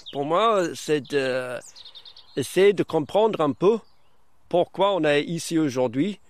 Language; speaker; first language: French; non-native, fluent; English